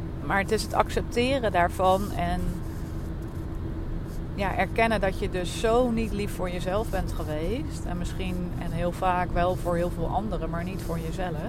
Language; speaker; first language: Dutch; native; Dutch